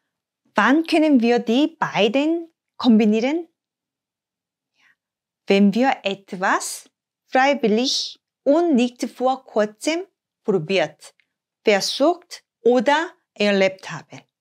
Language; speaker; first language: German; non-native, fluent; Korean